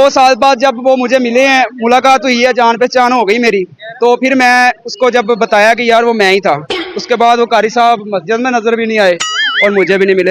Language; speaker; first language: Hindi; non-native, local second language; Punjabi